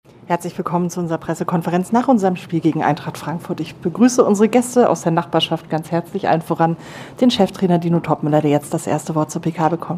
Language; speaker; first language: German; native; German